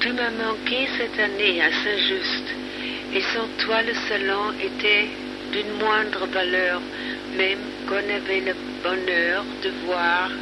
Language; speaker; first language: French; non-native, fluent; German